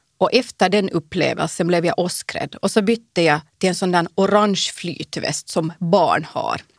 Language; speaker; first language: Swedish; native; Swedish